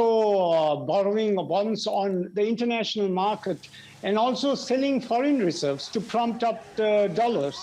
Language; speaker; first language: English; non-native, local second language; Sinhala